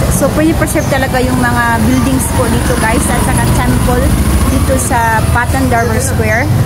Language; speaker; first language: Filipino; native; Filipino